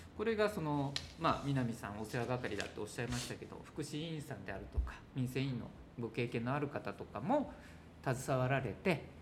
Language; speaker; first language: Japanese; native; Japanese